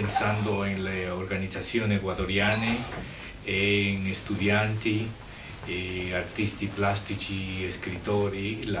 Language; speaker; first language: Italian; non-native, fluent; Spanish